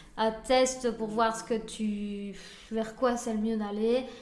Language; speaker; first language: French; early bilingual, other home language; Spanish